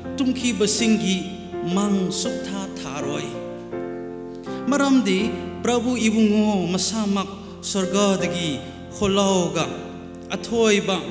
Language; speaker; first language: Manipuri; non-native, local second language; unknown